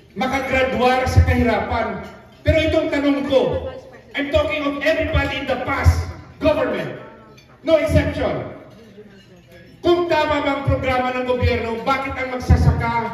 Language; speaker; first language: Filipino; non-native, local second language; Cebuano